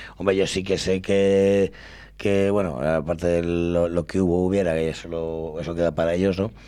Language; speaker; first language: Spanish; native; Spanish